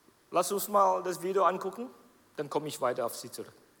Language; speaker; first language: German; non-native, fluent; Indonesian